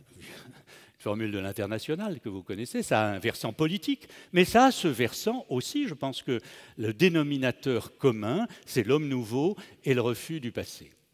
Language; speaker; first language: French; native; French